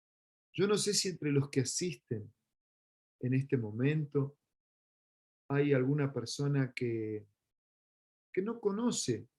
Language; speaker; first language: Spanish; native; Spanish